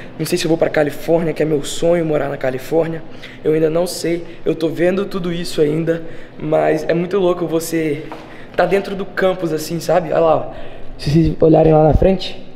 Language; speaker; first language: Portuguese; early bilingual, heritage; Portuguese